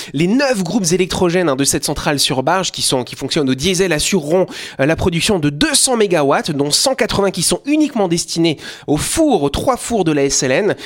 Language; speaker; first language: French; native; French